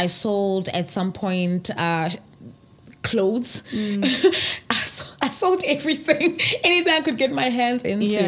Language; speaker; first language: English; non-native, local second language; Zulu